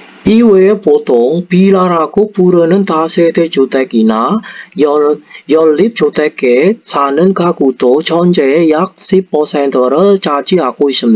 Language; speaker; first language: Korean; non-native, fluent; Indonesian